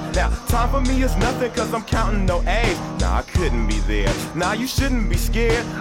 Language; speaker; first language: French; native; French